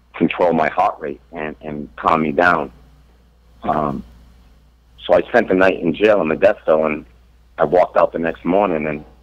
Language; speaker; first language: English; native; English